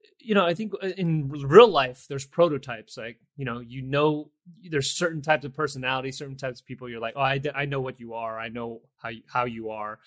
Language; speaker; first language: English; early bilingual, other home language; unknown